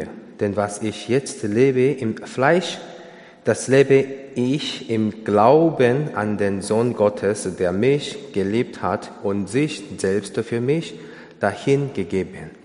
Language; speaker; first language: German; non-native, learner; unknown